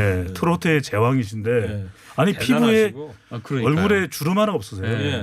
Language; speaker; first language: Korean; native; Korean